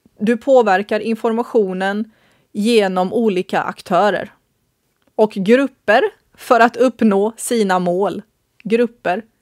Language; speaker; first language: Swedish; early bilingual, other home language; Bosnian